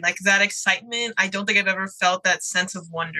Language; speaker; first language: English; native; English